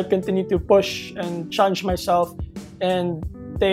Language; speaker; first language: English; non-native, local second language; Cebuano